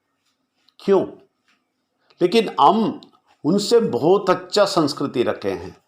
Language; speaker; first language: Hindi; non-native, local second language; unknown